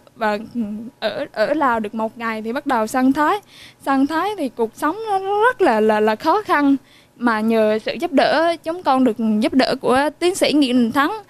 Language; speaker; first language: Vietnamese; native; Vietnamese